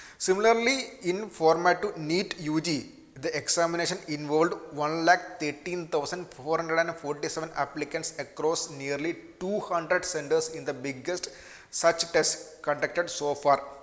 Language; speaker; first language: English; non-native, local second language; Malayalam